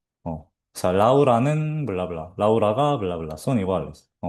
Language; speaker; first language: Spanish; non-native, fluent; Korean